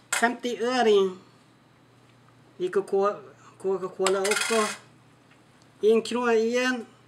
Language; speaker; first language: Swedish; non-native, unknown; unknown